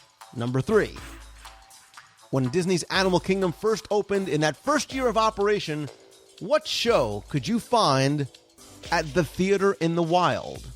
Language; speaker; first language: English; native; English